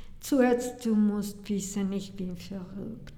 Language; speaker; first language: German; non-native, learner; Spanish